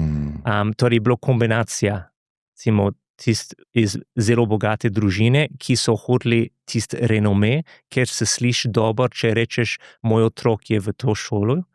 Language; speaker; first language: Slovenian; non-native, fluent; English